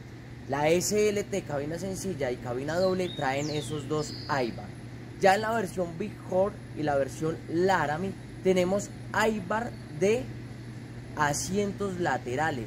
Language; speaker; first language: Spanish; native; Spanish